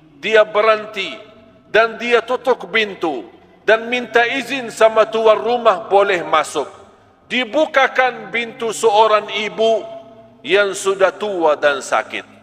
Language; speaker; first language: Malay; non-native, fluent; Arabic